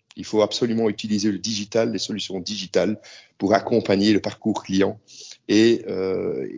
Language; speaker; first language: French; native; French